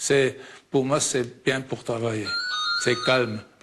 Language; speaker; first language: French; non-native, local second language; Swiss German